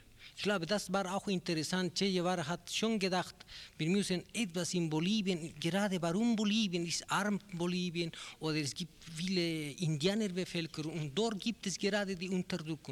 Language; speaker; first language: German; non-native, learner; Spanish